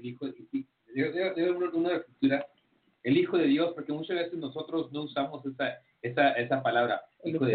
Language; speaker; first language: Spanish; early bilingual, heritage; Spanish